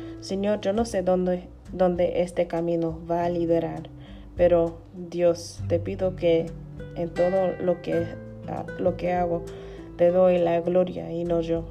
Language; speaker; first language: Spanish; non-native, learner; English